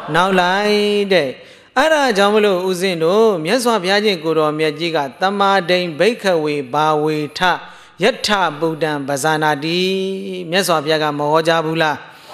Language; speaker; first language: Burmese; native; Burmese